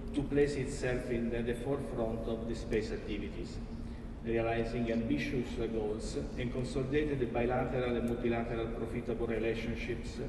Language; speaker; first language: English; non-native, fluent; Italian